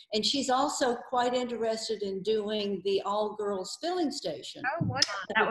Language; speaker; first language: English; native; English